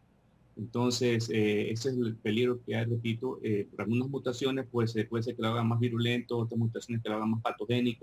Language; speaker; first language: Spanish; native; Spanish